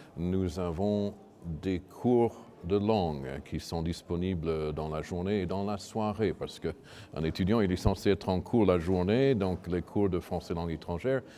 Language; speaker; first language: French; non-native, fluent; English